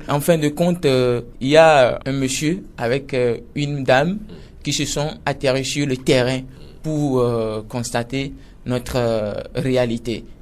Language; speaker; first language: French; non-native, local second language; Ewe